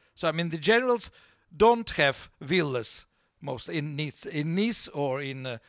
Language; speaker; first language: English; non-native, fluent; Russian